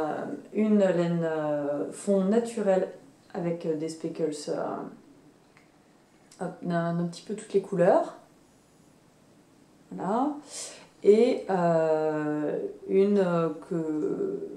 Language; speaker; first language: French; native; French